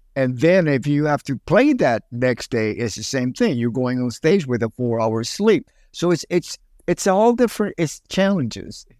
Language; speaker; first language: English; early bilingual, other home language; Spanish